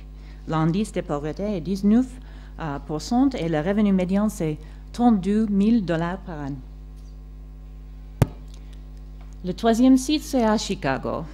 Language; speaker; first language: French; non-native, fluent; English